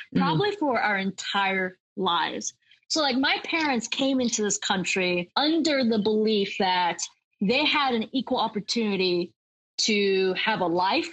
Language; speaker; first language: English; native; English